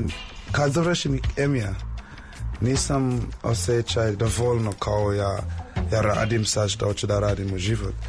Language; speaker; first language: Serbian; non-native, learner; English